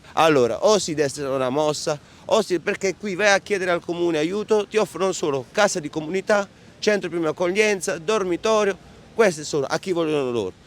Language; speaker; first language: Italian; native; Italian